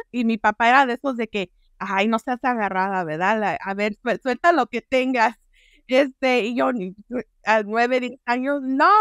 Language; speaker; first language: Spanish; early bilingual, heritage; Spanish